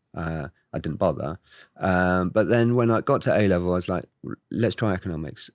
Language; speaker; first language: English; native; English